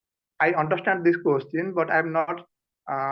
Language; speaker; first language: English; non-native, learner; Odia